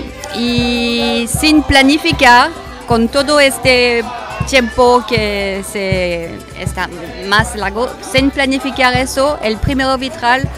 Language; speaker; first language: Spanish; non-native, learner; French